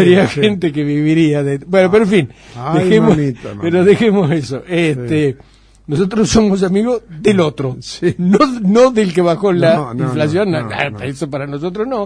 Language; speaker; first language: Spanish; native; Spanish